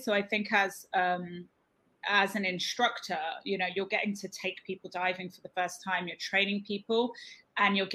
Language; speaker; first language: English; native; English